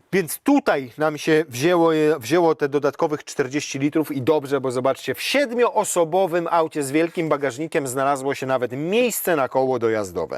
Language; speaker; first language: Polish; native; Polish